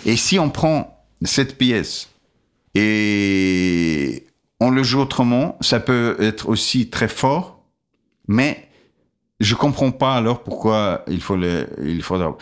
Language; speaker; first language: French; non-native, fluent; Russian